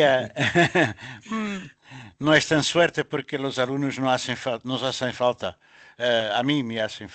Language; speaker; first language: Spanish; non-native, learner; Portuguese